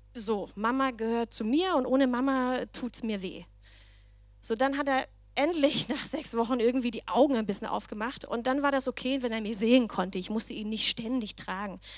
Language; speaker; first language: German; non-native, fluent; Danish